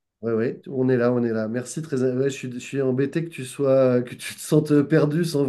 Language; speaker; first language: French; native; French